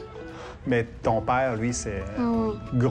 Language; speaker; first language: French; native; French